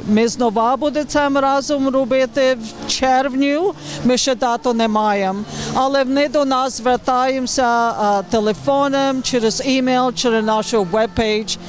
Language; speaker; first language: Ukrainian; early bilingual, heritage; Ukrainian